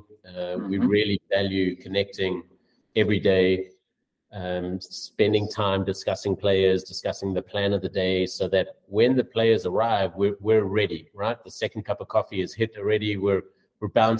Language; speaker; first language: English; native; English